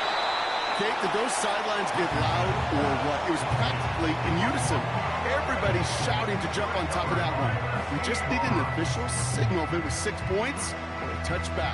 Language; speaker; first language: English; native; English